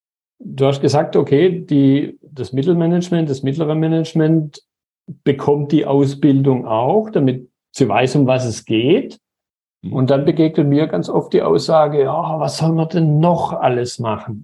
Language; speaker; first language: German; native; German